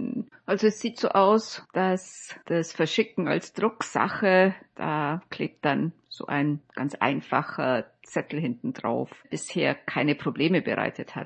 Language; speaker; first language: German; native; German